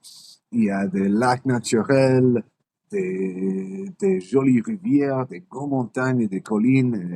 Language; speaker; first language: French; non-native, learner; English